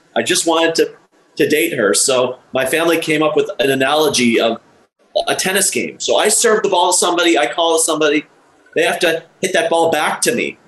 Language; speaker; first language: English; native; English